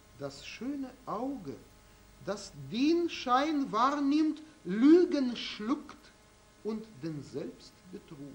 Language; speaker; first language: German; non-native, fluent; Russian